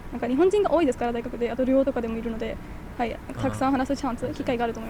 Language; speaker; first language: Japanese; non-native, fluent; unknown